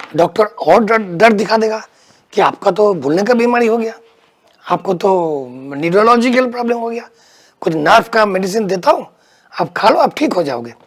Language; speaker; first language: Hindi; non-native, local second language; Bangla